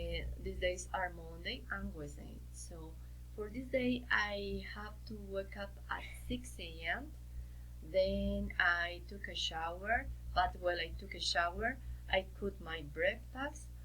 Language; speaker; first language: English; non-native, learner; Spanish